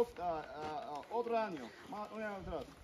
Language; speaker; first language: Spanish; non-native, learner; English